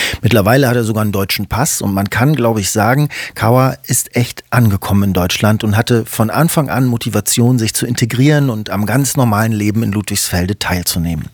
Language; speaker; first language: German; native; German